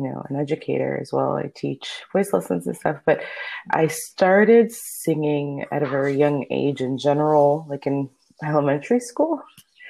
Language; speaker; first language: English; early bilingual, other home language; Spanish